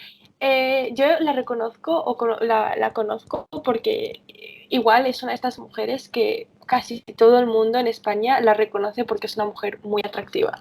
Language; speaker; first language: Spanish; early bilingual, other home language; Romanian